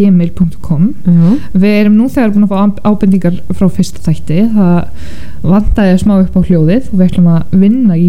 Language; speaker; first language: Icelandic; non-native, fluent; Polish